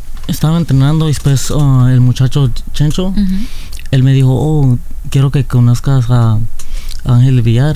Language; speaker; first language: Spanish; early bilingual, heritage; Spanish